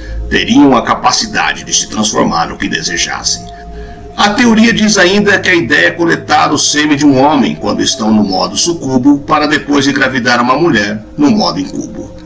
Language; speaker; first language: Portuguese; native; Portuguese